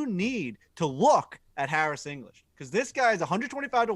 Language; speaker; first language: English; native; English